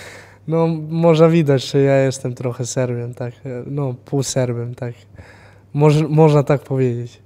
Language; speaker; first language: Polish; non-native, fluent; Serbian